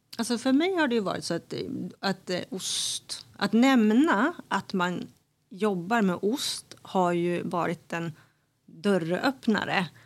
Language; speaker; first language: Swedish; native; Swedish